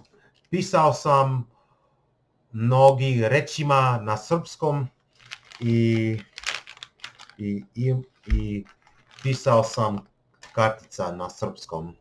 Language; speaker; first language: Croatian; non-native, learner; English